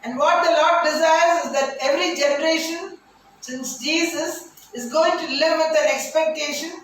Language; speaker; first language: English; non-native, local second language; Tamil